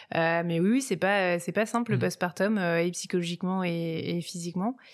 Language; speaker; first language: French; native; French